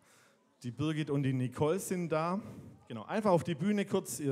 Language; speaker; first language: German; native; German